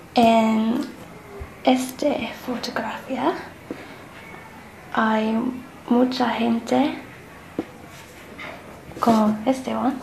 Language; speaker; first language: Spanish; non-native, learner; English